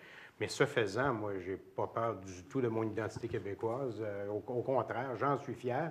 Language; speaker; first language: French; native; French